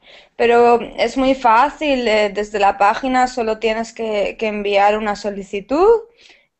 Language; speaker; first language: Spanish; native; Spanish